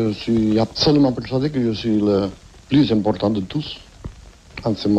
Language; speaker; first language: French; non-native, fluent; Catalan